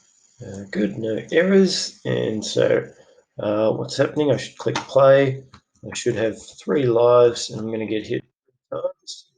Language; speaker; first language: English; native; English